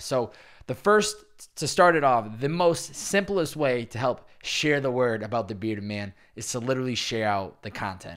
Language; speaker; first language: English; native; English